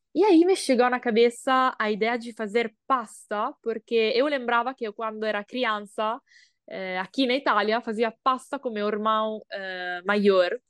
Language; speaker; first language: Portuguese; non-native, learner; Italian